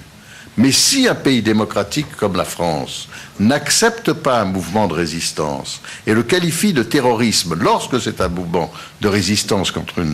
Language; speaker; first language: French; native; French